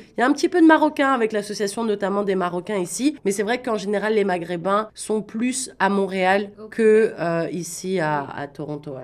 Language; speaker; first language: French; native; French